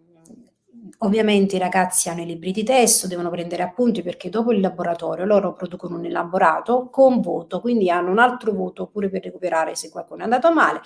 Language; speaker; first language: Italian; native; Italian